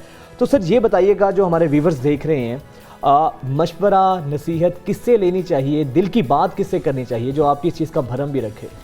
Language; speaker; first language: Urdu; native; Urdu